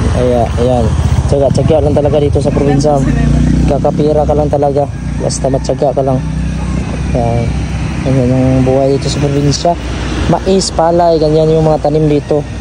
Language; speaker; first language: Filipino; non-native, local second language; Cebuano